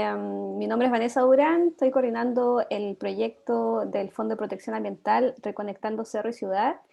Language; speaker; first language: Spanish; native; Spanish